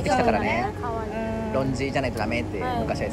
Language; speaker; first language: Japanese; native; Japanese